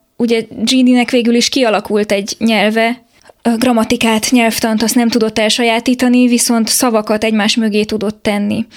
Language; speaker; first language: Hungarian; native; Hungarian